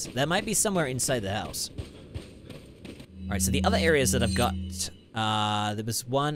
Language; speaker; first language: English; native; English